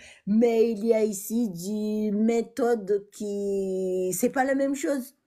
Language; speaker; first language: French; non-native, learner; Portuguese